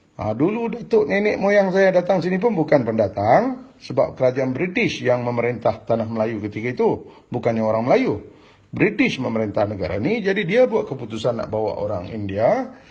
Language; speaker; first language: Malay; non-native, local second language; Tamil